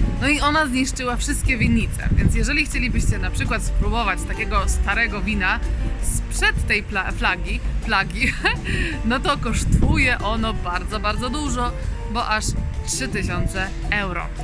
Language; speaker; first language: Polish; native; Polish